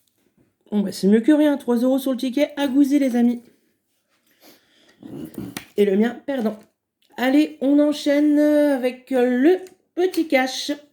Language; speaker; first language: French; native; French